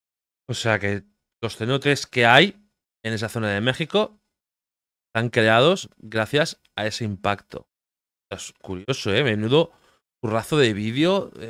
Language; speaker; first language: Spanish; native; Spanish